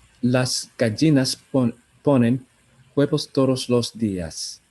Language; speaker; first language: Spanish; non-native, learner; English